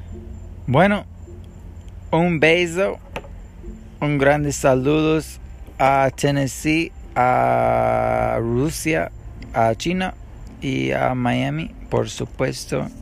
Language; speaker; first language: Spanish; non-native, learner; English